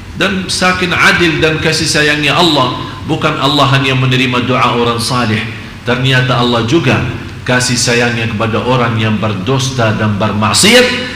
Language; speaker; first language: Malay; non-native, fluent; Arabic